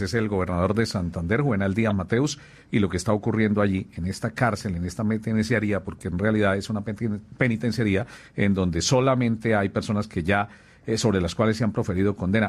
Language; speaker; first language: Spanish; native; Spanish